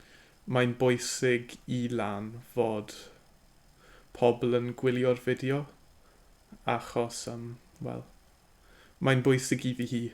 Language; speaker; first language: Welsh; non-native, learner; English